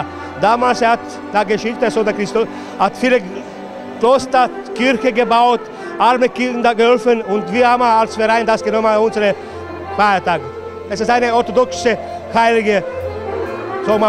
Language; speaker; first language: German; non-native, learner; Serbian